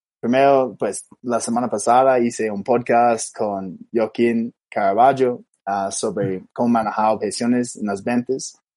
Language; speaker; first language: Spanish; non-native, fluent; English